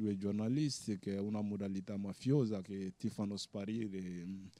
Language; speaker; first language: Italian; non-native, fluent; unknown